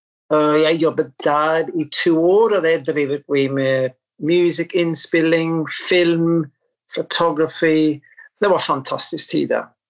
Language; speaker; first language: Norwegian; non-native, fluent; English